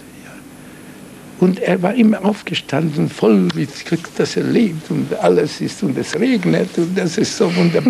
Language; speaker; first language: German; non-native, fluent; Hungarian